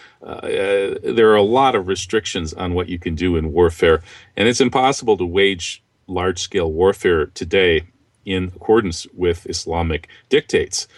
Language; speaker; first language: English; native; English